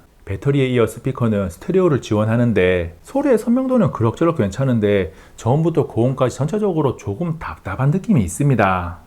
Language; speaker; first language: Korean; native; Korean